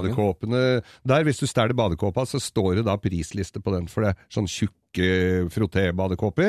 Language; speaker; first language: Norwegian; native; Norwegian